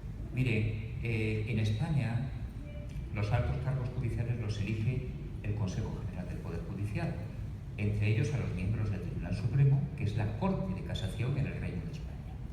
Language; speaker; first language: Spanish; native; Spanish